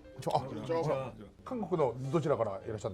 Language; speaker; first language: Japanese; native; Japanese